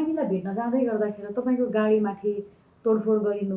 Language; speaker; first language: Nepali; native; Nepali